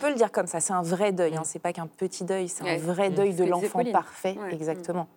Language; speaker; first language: French; native; French